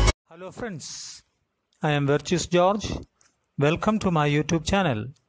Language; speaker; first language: English; non-native, local second language; Malayalam